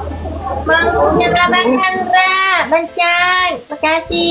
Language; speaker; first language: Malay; non-native, learner; Vietnamese